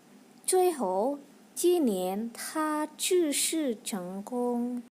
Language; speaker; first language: Chinese; non-native, learner; Indonesian